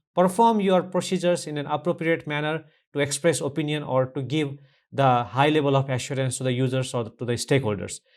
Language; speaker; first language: English; non-native, local second language; Nepali